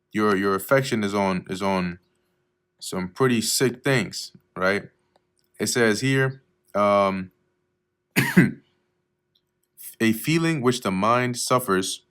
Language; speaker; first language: English; native; English